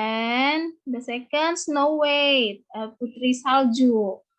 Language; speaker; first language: English; non-native, learner; Indonesian